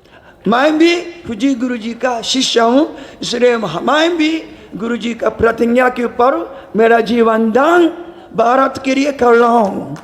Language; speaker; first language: Hindi; non-native, learner; Japanese